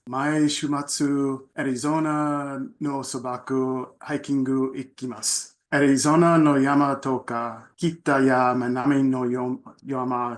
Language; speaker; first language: Japanese; non-native, learner; English